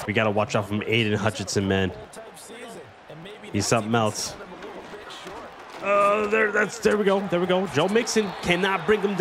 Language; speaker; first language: English; native; English